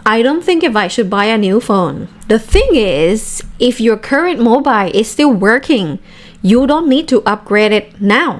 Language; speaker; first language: English; non-native, fluent; Thai